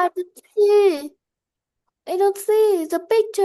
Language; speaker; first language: English; non-native, learner; Vietnamese